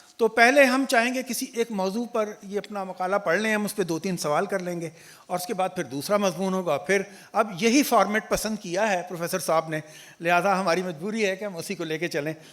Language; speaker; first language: Urdu; native; Urdu